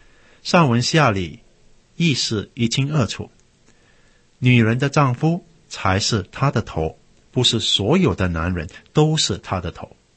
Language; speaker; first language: Chinese; native; Chinese